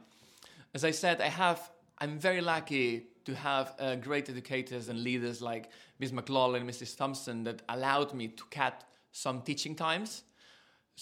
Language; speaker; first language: English; non-native, fluent; Spanish